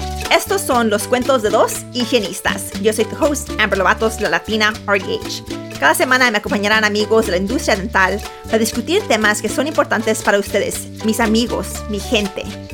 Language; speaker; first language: Spanish; early bilingual, heritage; Spanish